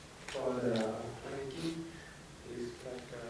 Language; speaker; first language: English; non-native, fluent; Thai